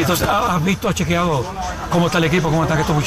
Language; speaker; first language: Spanish; native; Spanish